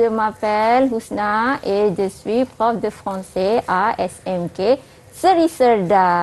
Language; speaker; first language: French; non-native, fluent; Malay